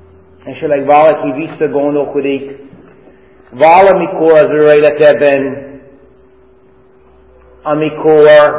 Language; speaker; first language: Hungarian; non-native, fluent; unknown